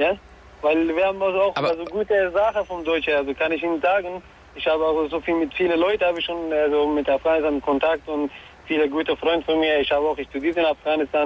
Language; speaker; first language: German; non-native, learner; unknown